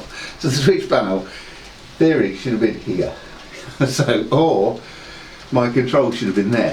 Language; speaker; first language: English; native; English